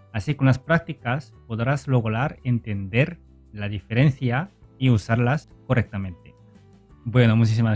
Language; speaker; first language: Spanish; non-native, fluent; Korean